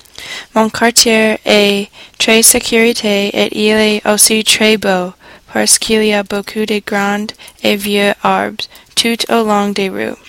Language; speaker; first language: French; non-native, learner; English